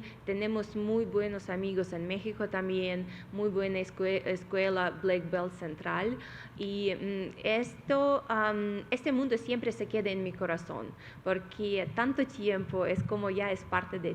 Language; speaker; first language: Spanish; non-native, fluent; Russian